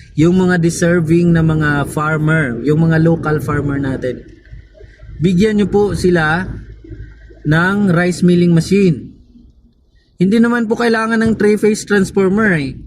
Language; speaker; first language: Filipino; non-native, local second language; Cebuano